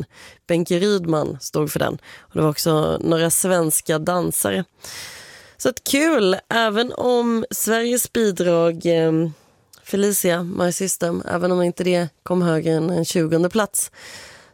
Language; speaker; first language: Swedish; native; Swedish